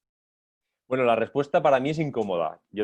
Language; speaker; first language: Spanish; native; Spanish